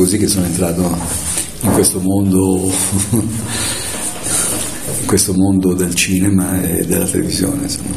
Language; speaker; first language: Italian; native; Italian